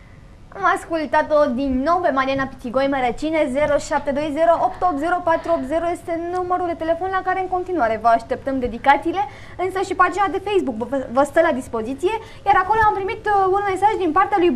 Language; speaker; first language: Romanian; native; Romanian